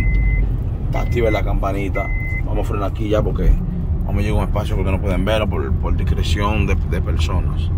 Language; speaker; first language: Spanish; native; Spanish